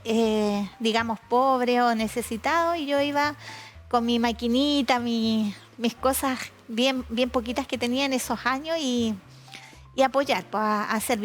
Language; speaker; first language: Spanish; native; Spanish